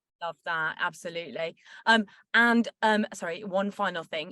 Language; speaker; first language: English; native; English